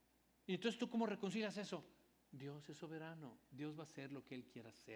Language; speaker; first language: Spanish; native; Spanish